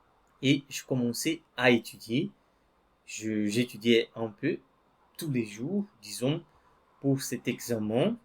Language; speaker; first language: French; non-native, fluent; Portuguese